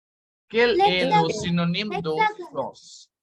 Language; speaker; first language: French; non-native, fluent; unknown